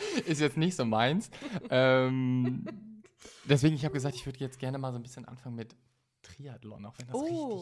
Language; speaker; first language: German; native; German